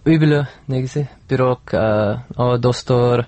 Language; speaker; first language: Kyrgyz; non-native, learner; English